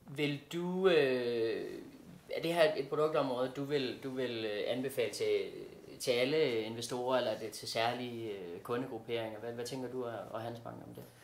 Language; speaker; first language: Danish; native; Danish